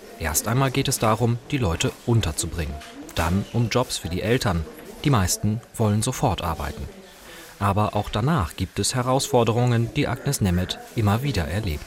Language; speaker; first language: German; native; German